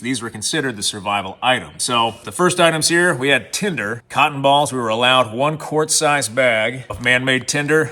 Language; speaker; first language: English; native; English